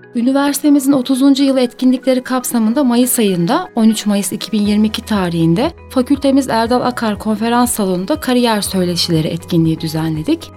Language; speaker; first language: Turkish; native; Turkish